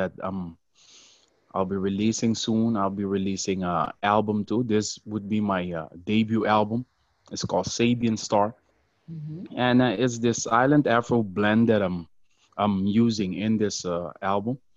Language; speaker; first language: English; non-native, fluent; Papiamento